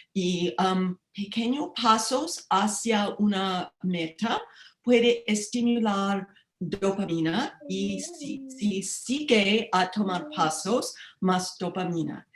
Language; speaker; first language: Spanish; non-native, learner; English